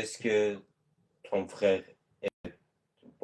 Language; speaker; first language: French; non-native, learner; Azerbaijani